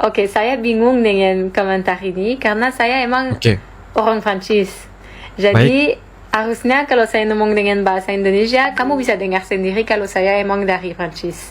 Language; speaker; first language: Indonesian; non-native, fluent; French